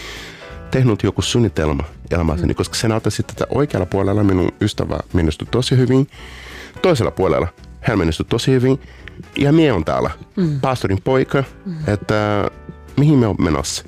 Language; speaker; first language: Finnish; non-native, fluent; Portuguese